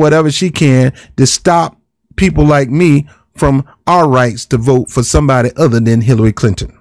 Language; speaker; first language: English; native; English